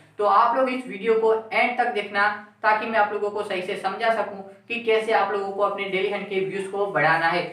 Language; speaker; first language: Hindi; native; Hindi